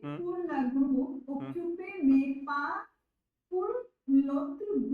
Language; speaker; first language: French; non-native, learner; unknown